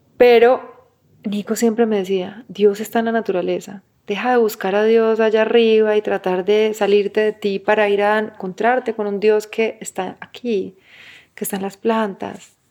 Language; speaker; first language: Spanish; native; Spanish